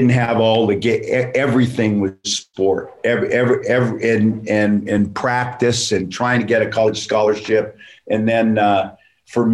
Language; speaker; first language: English; native; English